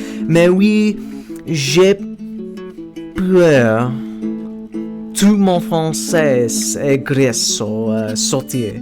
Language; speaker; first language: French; non-native, learner; English